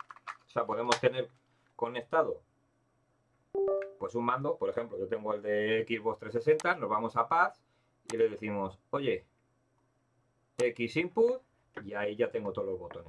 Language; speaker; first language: Spanish; native; Spanish